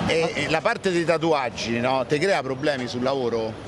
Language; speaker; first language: Italian; native; Italian